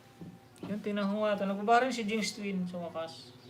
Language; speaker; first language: Filipino; non-native, local second language; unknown